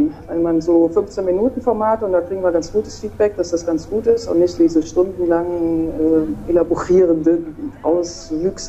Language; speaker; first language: German; native; German